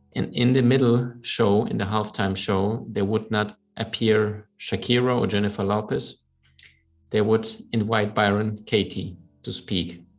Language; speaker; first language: English; non-native, fluent; German